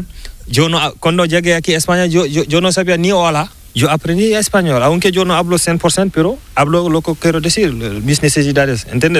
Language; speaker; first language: Spanish; non-native, learner; Fula